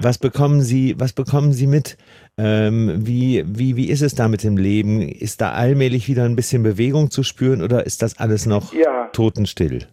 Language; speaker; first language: German; native; German